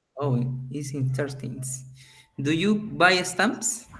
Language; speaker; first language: English; non-native, learner; Spanish